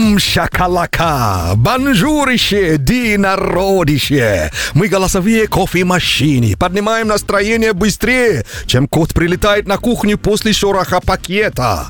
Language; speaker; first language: Russian; non-native, fluent; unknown